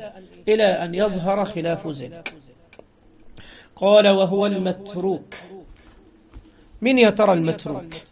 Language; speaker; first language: Arabic; native; Arabic